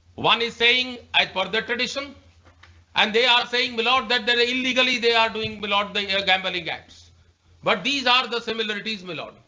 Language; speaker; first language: English; non-native, local second language; Hindi